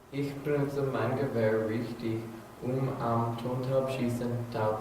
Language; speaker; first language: German; non-native, learner; English